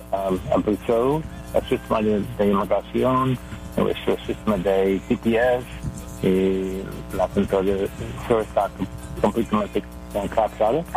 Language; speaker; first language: Spanish; non-native, learner; English